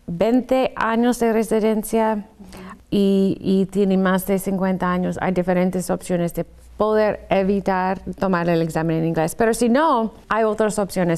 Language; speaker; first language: Spanish; non-native, fluent; English